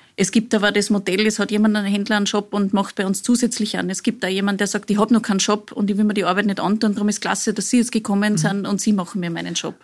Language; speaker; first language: German; native; German